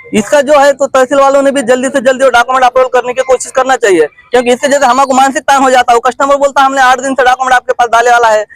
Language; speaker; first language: Hindi; non-native, local second language; Marathi